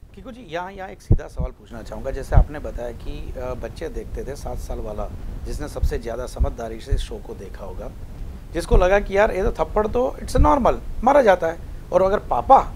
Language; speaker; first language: Hindi; non-native, local second language; Gujarati